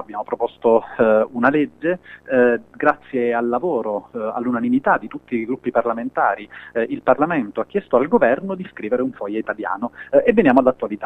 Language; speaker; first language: Italian; native; Italian